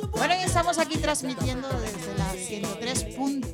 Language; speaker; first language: Spanish; native; Spanish